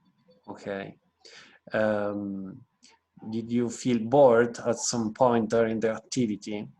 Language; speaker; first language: English; non-native, fluent; Italian